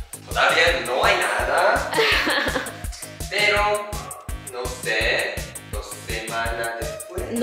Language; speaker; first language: Spanish; non-native, learner; Japanese